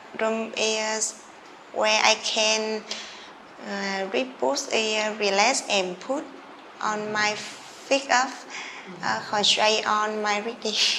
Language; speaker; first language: English; non-native, learner; Vietnamese